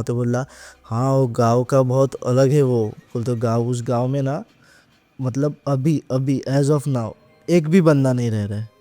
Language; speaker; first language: Hindi; non-native, local second language; Marathi